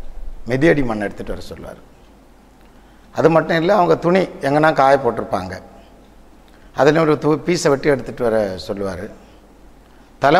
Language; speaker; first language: Tamil; native; Tamil